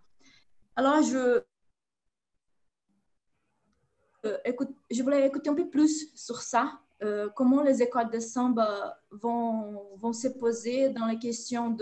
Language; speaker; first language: French; non-native, fluent; Portuguese